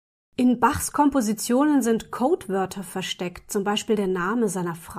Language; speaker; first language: German; native; German